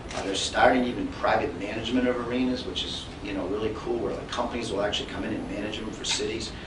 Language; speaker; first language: English; native; English